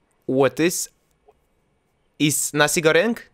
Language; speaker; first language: English; non-native, learner; Russian